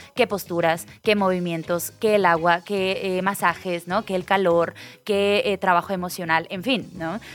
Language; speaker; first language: Spanish; native; Spanish